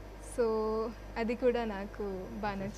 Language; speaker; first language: Telugu; non-native, fluent; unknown